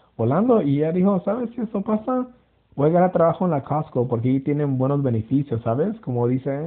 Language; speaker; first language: Spanish; early bilingual, heritage; Spanish